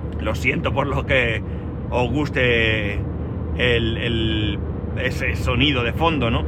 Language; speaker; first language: Spanish; native; Spanish